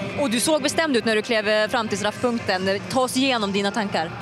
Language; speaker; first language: Swedish; native; Swedish